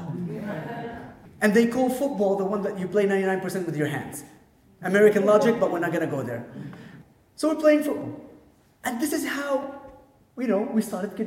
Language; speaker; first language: English; non-native, fluent; Arabic